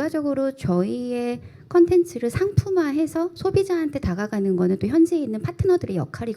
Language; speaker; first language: Korean; native; Korean